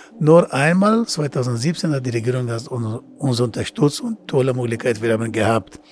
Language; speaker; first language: German; non-native, learner; Persian